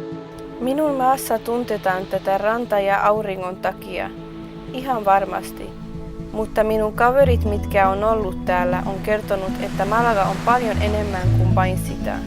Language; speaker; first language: Finnish; non-native, learner; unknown